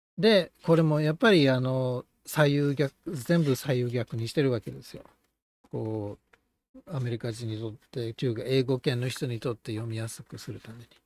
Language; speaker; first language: Japanese; non-native, fluent; English